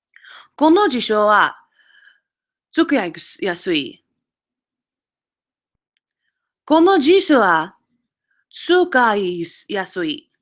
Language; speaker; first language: Japanese; non-native, fluent; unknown